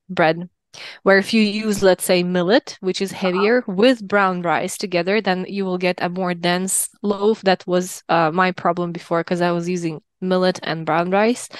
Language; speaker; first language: English; non-native, fluent; Russian